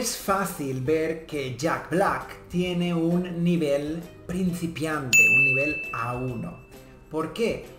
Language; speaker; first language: Spanish; native; Spanish